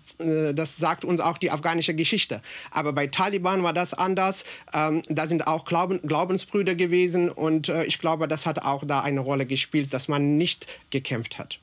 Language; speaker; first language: German; non-native, fluent; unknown